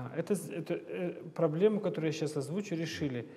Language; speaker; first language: Russian; non-native, local second language; Kazakh